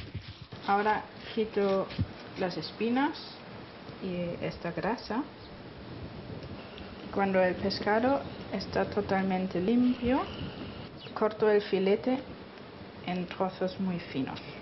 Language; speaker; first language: Spanish; non-native, fluent; German